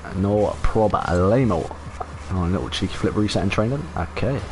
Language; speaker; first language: English; native; English